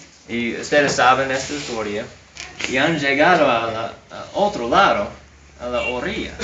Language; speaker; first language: Spanish; non-native, fluent; English